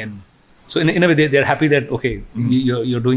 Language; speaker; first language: English; non-native, local second language; Hindi